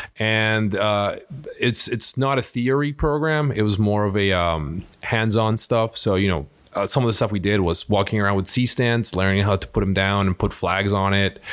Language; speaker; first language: English; early bilingual, other home language; Spanish